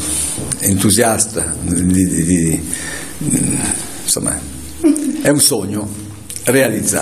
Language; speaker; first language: Italian; native; Italian